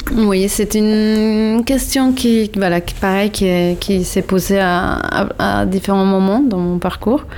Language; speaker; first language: French; non-native, fluent; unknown